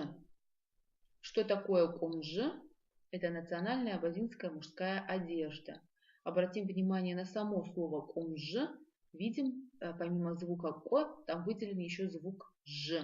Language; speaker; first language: Russian; non-native, local second language; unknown